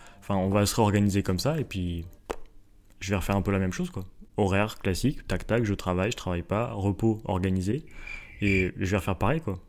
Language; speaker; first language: French; native; French